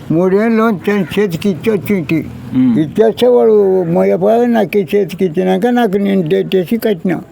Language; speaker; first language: Telugu; native; Telugu